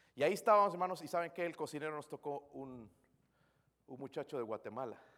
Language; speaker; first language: Spanish; native; Spanish